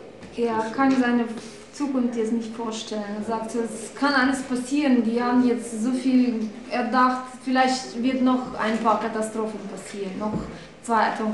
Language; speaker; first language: German; non-native, fluent; Russian